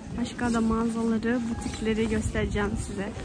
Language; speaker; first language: Turkish; non-native, learner; Kazakh